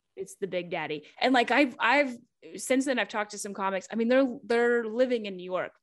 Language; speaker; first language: English; native; English